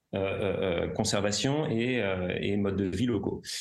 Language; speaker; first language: French; native; French